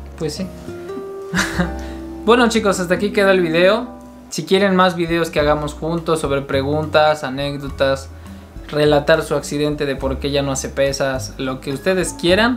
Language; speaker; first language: Spanish; native; Spanish